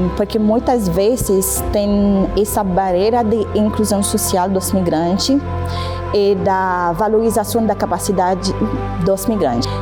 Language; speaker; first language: Portuguese; non-native, fluent; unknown